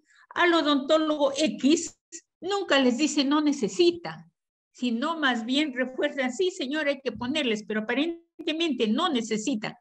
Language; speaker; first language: Spanish; native; Spanish